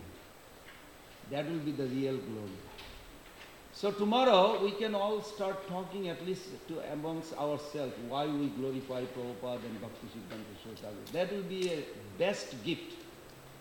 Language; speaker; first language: English; non-native, local second language; Bangla